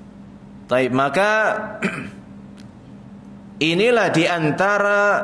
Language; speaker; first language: Indonesian; native; Indonesian